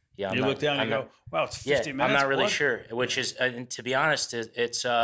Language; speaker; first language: English; native; English